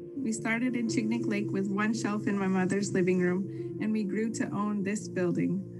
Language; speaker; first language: English; native; English